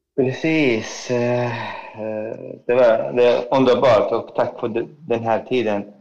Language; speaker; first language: Swedish; non-native, fluent; Arabic